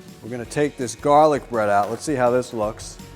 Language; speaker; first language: English; native; English